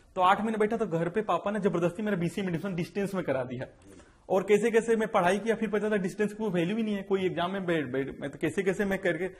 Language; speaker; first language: Hindi; native; Hindi